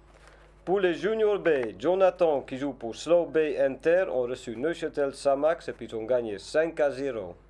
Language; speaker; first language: French; non-native, learner; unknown